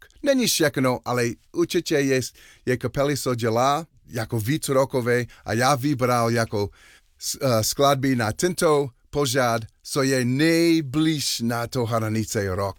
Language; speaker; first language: Czech; non-native, learner; English